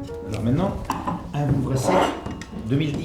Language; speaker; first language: French; native; French